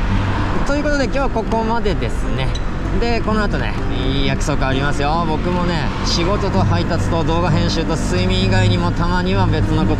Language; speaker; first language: Japanese; native; Japanese